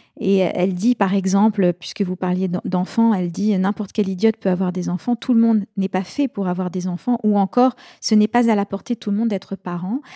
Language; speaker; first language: French; native; French